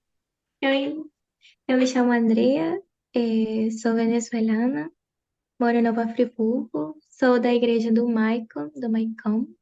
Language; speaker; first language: Portuguese; early bilingual, other home language; Spanish